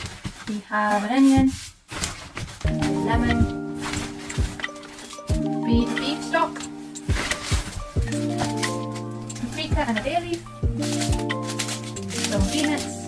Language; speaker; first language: English; native; English